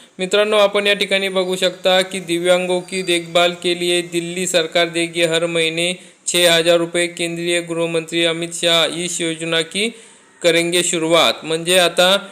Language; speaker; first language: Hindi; non-native, local second language; Marathi